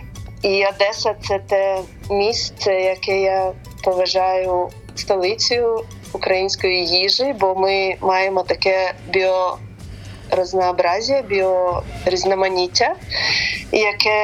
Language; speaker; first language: Ukrainian; non-native, local second language; Russian